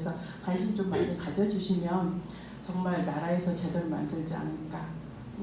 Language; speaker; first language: Korean; native; Korean